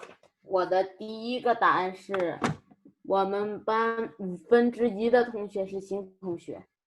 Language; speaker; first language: Chinese; non-native, learner; Indonesian